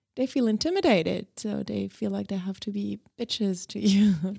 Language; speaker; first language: English; non-native, fluent; German